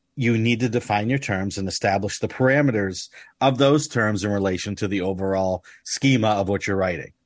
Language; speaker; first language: English; native; English